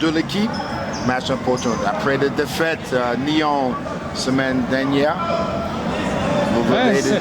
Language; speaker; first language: French; non-native, learner; English